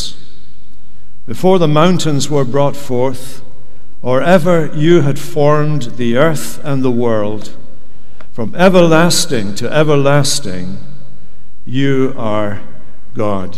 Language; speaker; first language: English; native; English